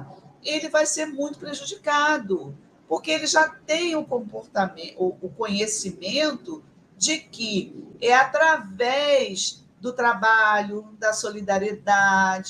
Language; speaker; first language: Portuguese; native; Portuguese